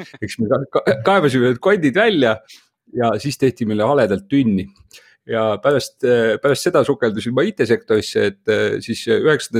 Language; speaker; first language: Estonian; native; Estonian